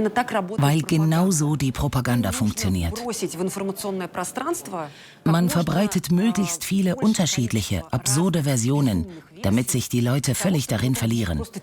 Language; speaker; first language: German; non-native, fluent; Russian